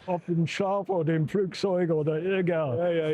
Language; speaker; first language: German; non-native, fluent; English